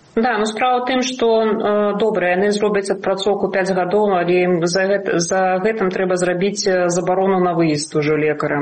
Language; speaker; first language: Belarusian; non-native, local second language; Russian